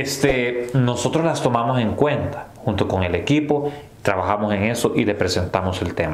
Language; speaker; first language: Spanish; native; Spanish